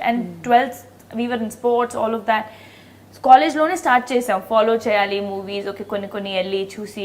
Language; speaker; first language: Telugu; non-native, local second language; Hindi